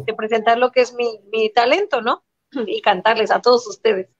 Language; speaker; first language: Spanish; native; Spanish